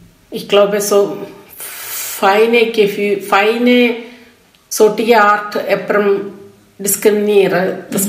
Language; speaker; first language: German; non-native, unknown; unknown